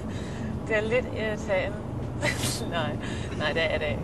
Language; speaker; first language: Danish; non-native, learner; English